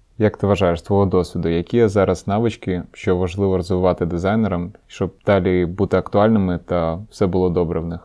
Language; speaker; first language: Ukrainian; non-native, local second language; Russian